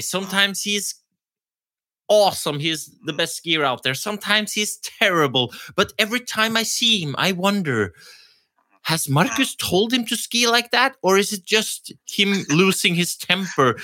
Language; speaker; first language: English; non-native, fluent; Norwegian